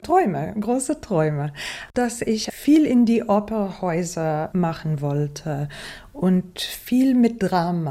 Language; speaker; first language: German; non-native, fluent; English